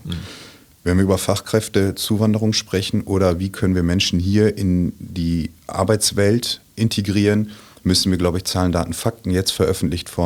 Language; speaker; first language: German; native; German